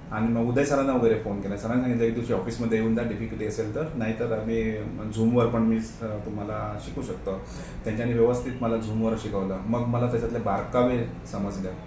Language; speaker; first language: Marathi; non-native, local second language; Konkani